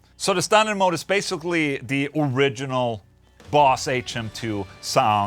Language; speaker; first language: English; non-native, fluent; Swedish